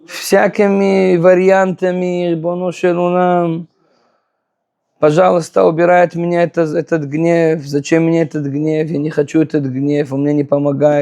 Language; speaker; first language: Russian; non-native, fluent; Hebrew